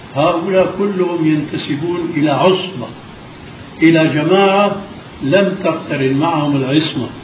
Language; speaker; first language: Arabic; early bilingual, other home language; Albanian